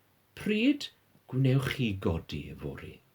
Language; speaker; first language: Welsh; non-native, fluent; English